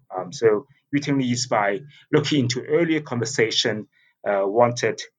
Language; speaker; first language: English; non-native, local second language; Cantonese